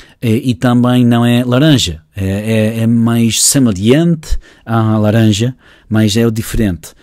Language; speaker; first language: Portuguese; non-native, learner; English